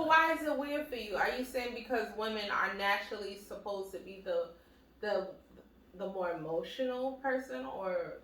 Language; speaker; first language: English; native; English